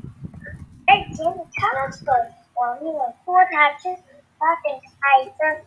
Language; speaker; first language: Chinese; native; Chinese